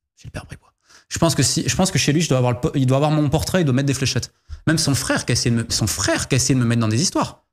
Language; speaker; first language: French; native; French